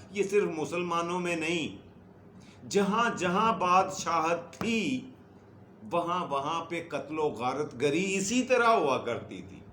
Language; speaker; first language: Urdu; native; Urdu